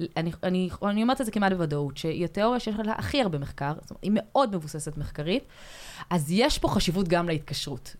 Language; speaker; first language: Hebrew; native; Hebrew